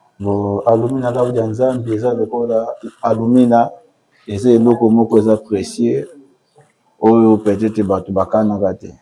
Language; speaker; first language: Lingala; non-native, local second language; Kongo